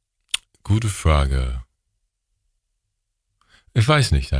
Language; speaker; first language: German; non-native, learner; English